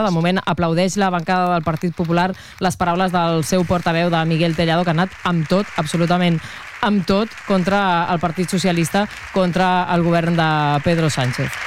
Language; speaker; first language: Catalan; native; Catalan